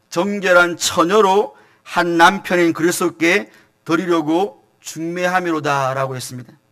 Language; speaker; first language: Korean; native; Korean